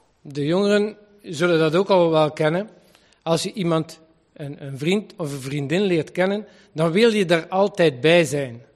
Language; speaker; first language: Dutch; native; Dutch